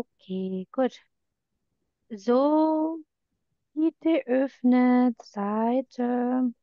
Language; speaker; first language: German; non-native, fluent; Indonesian